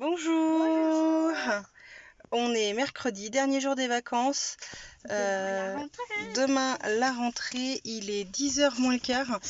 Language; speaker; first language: French; native; French